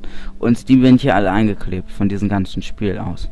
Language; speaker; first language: German; native; German